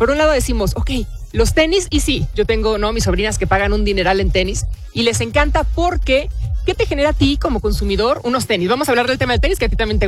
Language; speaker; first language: Spanish; native; Spanish